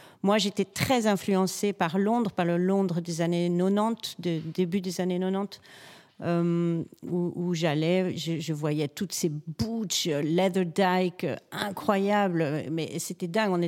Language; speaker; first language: French; native; French